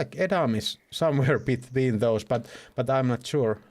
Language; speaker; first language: English; non-native, fluent; Finnish